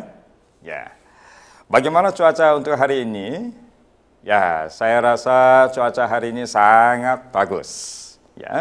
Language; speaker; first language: Indonesian; non-native, fluent; Korean